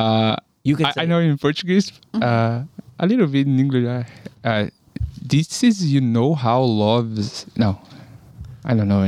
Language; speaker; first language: English; non-native, learner; Portuguese